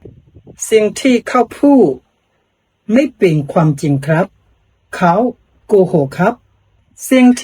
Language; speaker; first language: Thai; non-native, fluent; Burmese